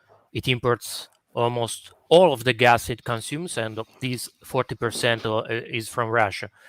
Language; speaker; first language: English; non-native, fluent; Italian